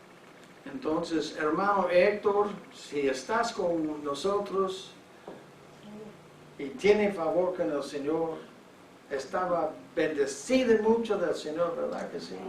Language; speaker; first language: Spanish; non-native, fluent; English